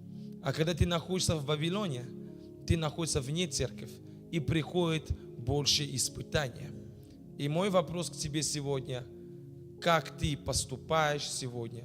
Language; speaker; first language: Russian; non-native, fluent; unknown